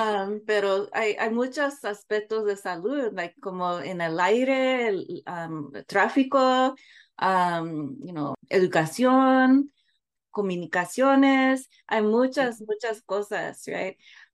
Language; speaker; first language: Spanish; early bilingual, heritage; English